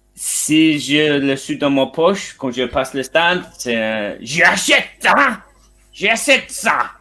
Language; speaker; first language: French; non-native, learner; English